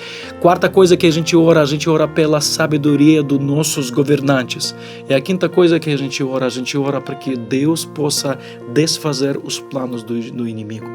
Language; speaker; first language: Portuguese; non-native, fluent; Ukrainian